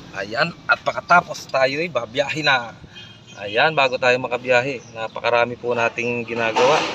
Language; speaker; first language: Filipino; native; Filipino